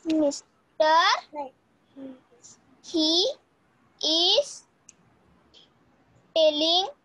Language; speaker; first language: English; non-native, learner; Hindi